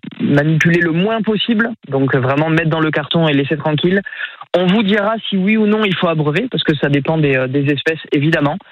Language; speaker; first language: French; native; French